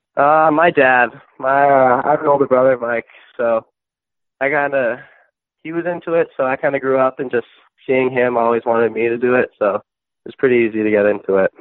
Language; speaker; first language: English; native; English